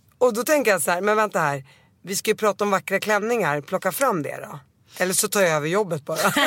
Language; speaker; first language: Swedish; early bilingual, other home language; Arabic